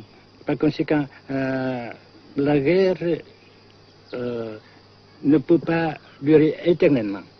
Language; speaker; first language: French; non-native, fluent; Vietnamese